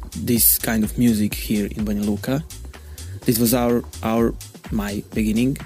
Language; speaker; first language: English; non-native, learner; Bosnian